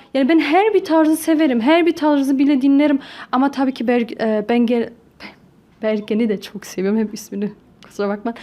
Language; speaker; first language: Turkish; early bilingual, heritage; Turkish